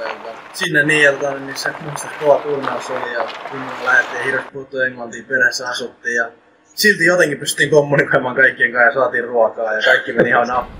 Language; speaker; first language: Finnish; native; Finnish